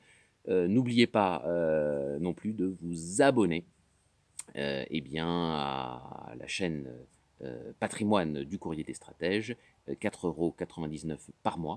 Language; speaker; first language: French; native; French